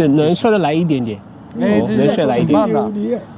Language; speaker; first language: Chinese; non-native, fluent; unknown